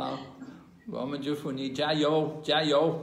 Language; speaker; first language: Chinese; non-native, fluent; English